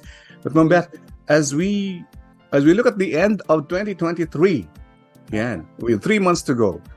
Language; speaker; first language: English; non-native, local second language; Filipino